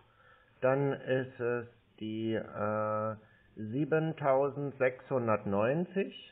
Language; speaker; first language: German; native; German